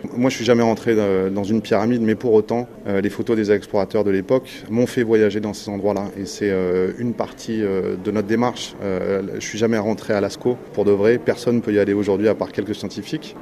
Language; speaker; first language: French; native; French